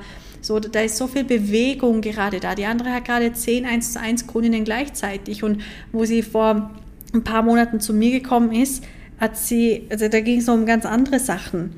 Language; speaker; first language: German; native; German